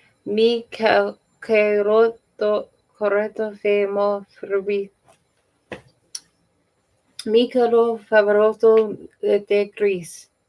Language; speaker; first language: Spanish; non-native, learner; English